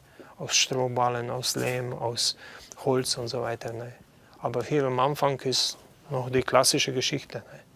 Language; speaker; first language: German; non-native, fluent; Slovenian